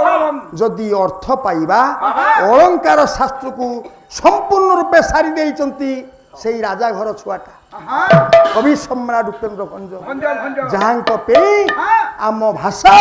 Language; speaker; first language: Odia; native; Odia